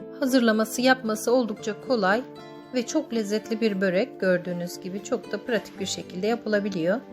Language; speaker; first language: Turkish; native; Turkish